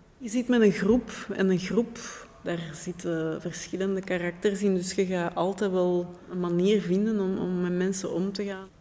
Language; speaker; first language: Dutch; native; Dutch